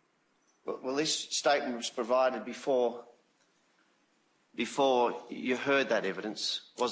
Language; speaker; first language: English; native; English